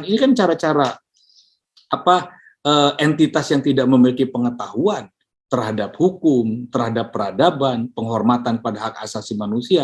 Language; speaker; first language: Indonesian; native; Indonesian